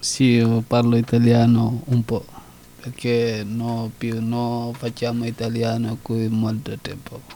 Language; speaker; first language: Italian; non-native, learner; Susu